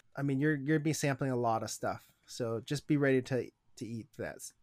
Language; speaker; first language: English; native; English